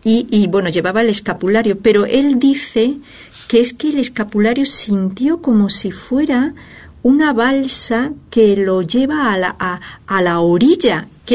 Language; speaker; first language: Spanish; native; Spanish